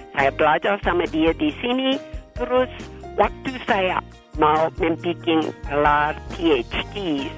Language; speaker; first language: Indonesian; non-native, fluent; English